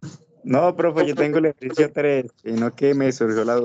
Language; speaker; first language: Spanish; native; Spanish